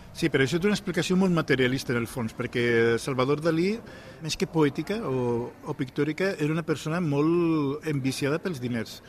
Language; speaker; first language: Catalan; non-native, local second language; Spanish